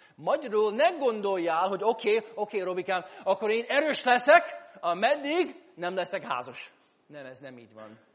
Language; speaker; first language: Hungarian; non-native, fluent; English